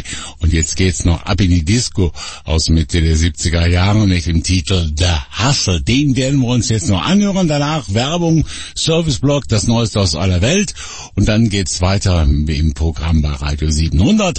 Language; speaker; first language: German; native; German